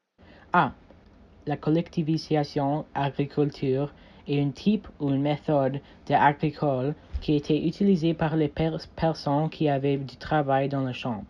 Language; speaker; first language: French; non-native, learner; English